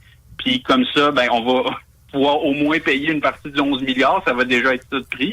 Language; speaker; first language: French; native; French